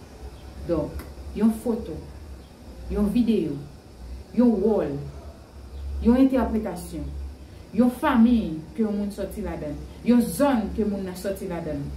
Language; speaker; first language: French; non-native, learner; Haitian Creole